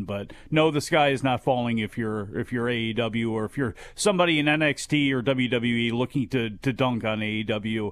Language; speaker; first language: English; native; English